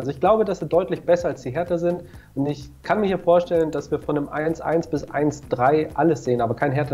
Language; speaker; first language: German; native; German